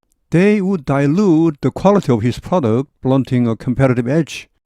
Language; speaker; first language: English; non-native, fluent; Korean